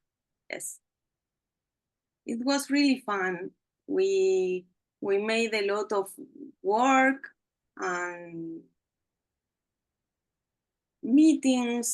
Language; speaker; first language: English; non-native, learner; Spanish